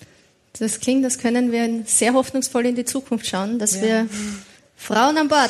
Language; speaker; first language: German; native; German